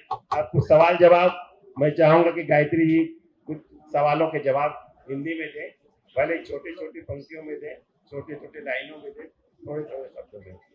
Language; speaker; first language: Hindi; native; Hindi